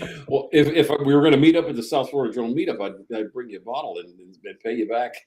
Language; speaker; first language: English; native; English